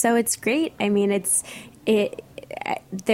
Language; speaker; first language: English; native; English